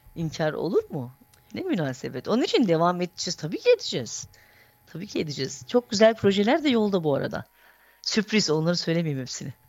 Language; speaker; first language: Turkish; native; Turkish